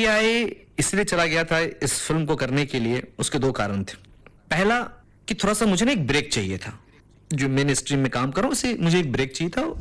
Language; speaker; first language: Hindi; non-native, local second language; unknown